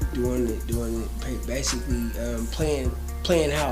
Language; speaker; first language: English; native; English